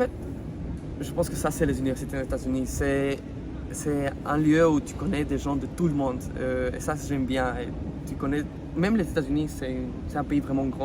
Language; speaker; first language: French; non-native, fluent; Spanish